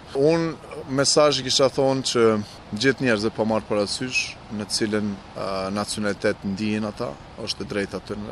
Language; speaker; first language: Albanian; non-native, local second language; Romany